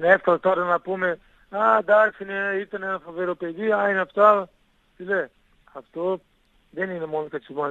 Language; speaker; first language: Greek; non-native, learner; Portuguese